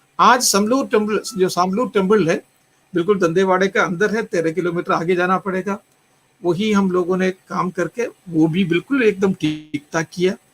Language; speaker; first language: Hindi; non-native, local second language; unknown